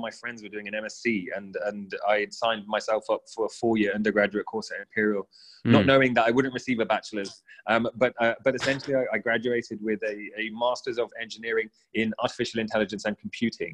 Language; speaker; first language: English; native; English